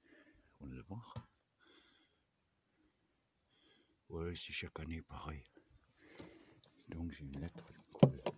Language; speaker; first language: French; non-native, fluent; German